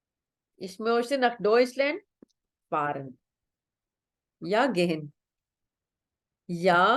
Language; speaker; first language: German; non-native, fluent; Urdu